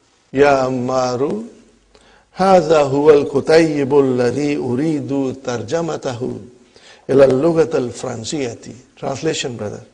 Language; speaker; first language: Arabic; non-native, fluent; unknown